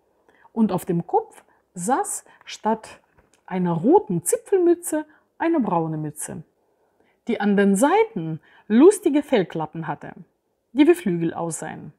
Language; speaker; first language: German; native; German